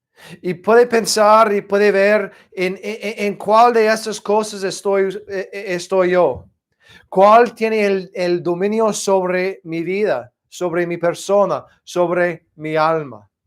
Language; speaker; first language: Spanish; non-native, fluent; English